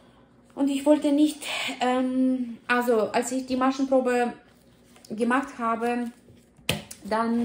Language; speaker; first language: German; non-native, fluent; Russian